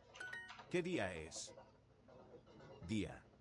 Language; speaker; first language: Spanish; non-native, learner; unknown